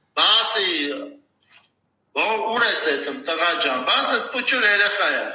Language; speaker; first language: Armenian; native; Armenian